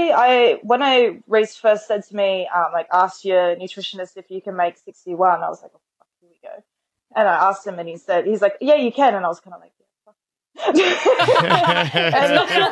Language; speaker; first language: English; native; English